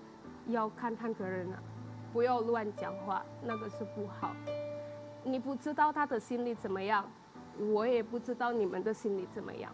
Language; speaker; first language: Chinese; non-native, fluent; Indonesian